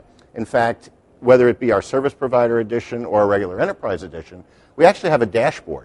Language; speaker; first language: English; native; English